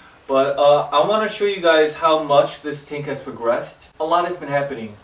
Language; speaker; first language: English; early bilingual, other home language; Korean